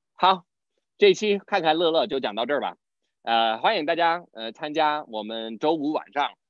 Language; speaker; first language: Chinese; non-native, fluent; English